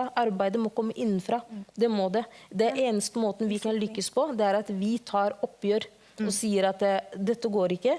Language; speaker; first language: Norwegian; early bilingual, other home language; Somali